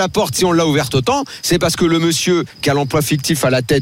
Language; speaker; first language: French; native; French